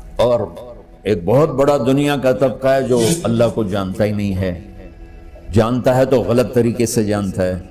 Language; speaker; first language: Urdu; non-native, local second language; Punjabi